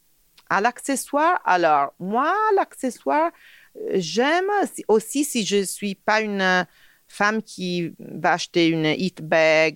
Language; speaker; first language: French; non-native, fluent; Italian